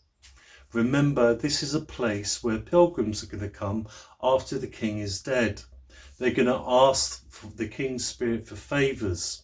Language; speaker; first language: English; native; English